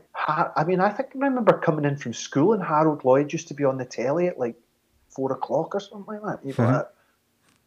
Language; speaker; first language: English; native; English